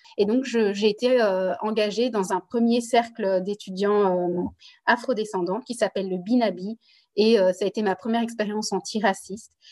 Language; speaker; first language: French; early bilingual, other home language; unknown